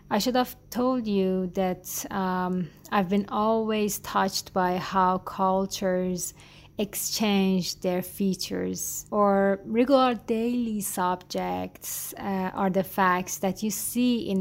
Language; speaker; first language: English; non-native, fluent; Persian